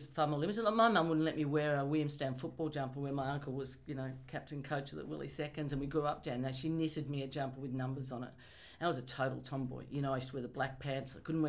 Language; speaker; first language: English; native; English